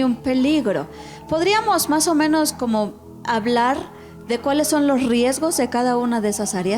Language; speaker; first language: Spanish; native; Spanish